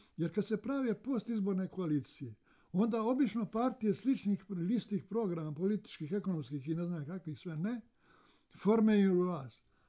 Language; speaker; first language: Serbian; native; Serbian